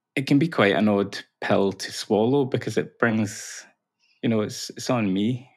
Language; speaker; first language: English; native; English